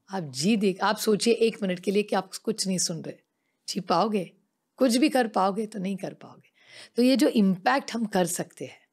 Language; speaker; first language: Hindi; non-native, local second language; Marathi